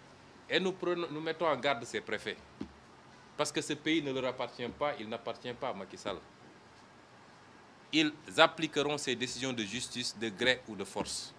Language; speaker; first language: French; non-native, local second language; Wolof